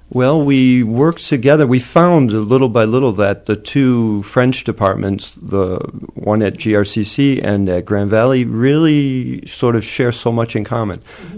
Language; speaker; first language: English; native; English